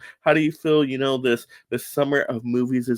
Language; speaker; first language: English; native; English